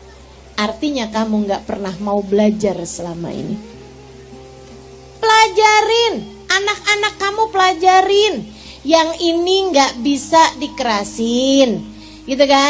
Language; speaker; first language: Indonesian; native; Indonesian